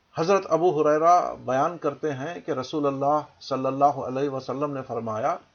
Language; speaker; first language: Urdu; native; Urdu